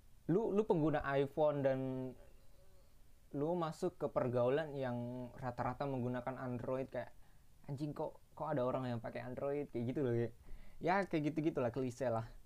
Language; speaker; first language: Indonesian; native; Indonesian